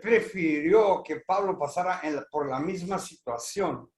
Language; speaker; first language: Spanish; native; Spanish